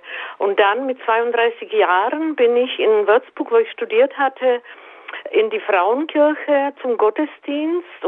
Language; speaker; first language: German; native; German